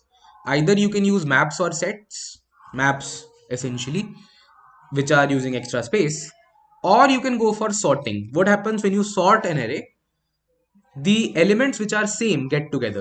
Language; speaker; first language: English; non-native, local second language; Hindi